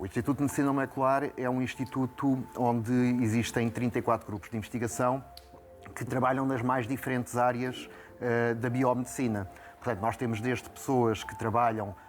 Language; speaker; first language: Portuguese; native; Portuguese